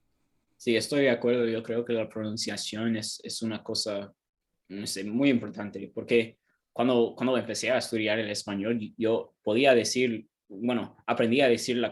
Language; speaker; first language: Spanish; non-native, learner; English